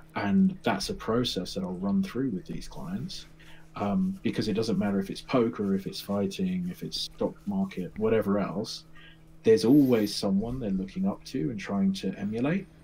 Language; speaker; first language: English; native; English